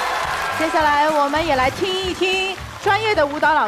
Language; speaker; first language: Chinese; native; Chinese